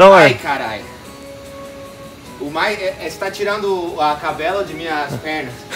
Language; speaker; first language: Portuguese; non-native, fluent; English